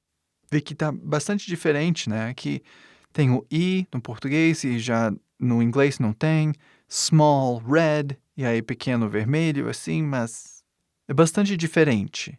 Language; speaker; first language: Portuguese; non-native, fluent; English